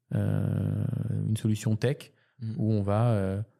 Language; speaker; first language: French; native; French